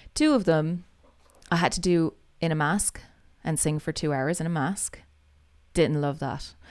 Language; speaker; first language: English; native; English